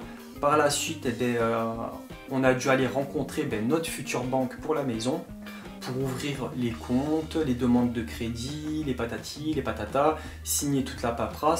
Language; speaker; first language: French; native; French